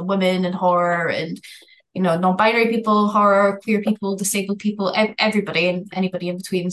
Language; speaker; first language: English; native; English